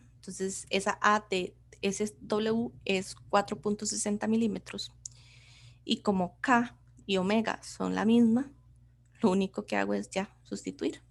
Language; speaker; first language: Spanish; native; Spanish